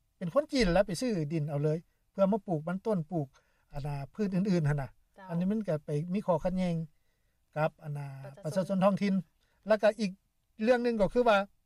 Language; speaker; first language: Lao; native; Lao